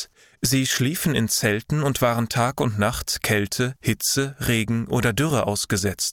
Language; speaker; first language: German; native; German